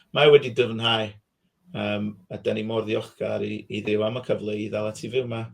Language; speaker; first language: Welsh; non-native, fluent; English